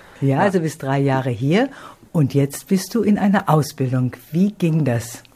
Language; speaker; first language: German; native; German